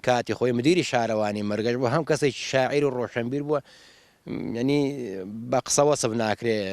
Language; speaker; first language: Central Kurdish; native; Central Kurdish